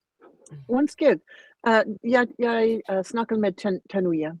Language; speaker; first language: Danish; non-native, learner; English